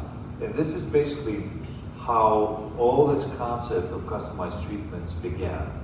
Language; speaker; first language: English; non-native, fluent; Greek